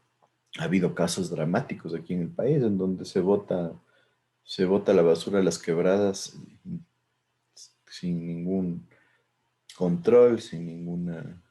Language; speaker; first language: Spanish; native; Spanish